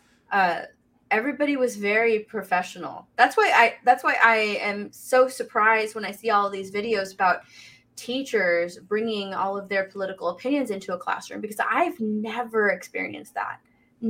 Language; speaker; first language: English; native; English